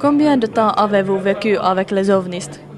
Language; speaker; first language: French; non-native, learner; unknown